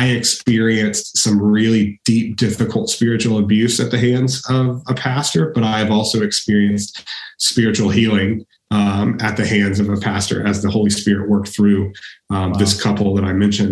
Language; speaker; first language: English; native; English